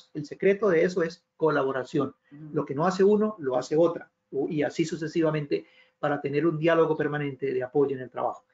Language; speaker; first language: Spanish; native; Spanish